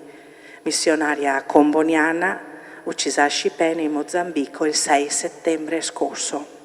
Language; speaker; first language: Italian; native; Italian